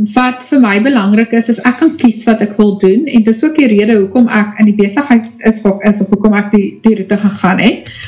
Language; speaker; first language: Afrikaans; native; Afrikaans